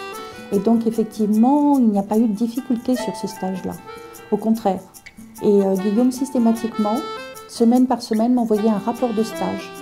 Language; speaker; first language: French; native; French